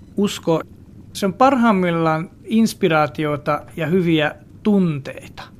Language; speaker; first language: Finnish; non-native, fluent; Hungarian